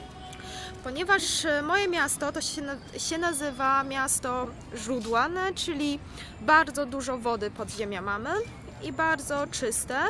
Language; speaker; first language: Polish; non-native, fluent; Chinese